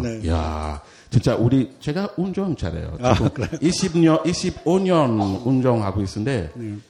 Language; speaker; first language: Korean; non-native, learner; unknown